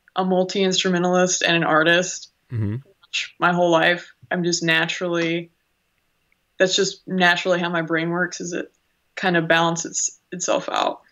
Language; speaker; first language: English; native; English